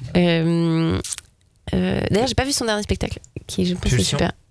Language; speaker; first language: French; native; French